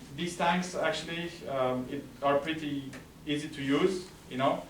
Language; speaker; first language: English; non-native, fluent; Romanian